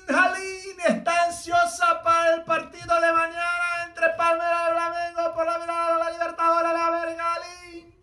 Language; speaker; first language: Spanish; non-native, learner; Portuguese